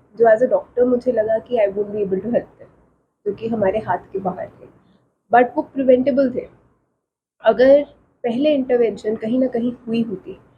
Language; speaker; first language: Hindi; non-native, local second language; Punjabi